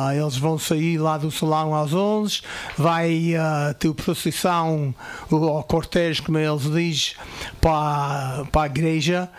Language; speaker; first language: Portuguese; early bilingual, heritage; Portuguese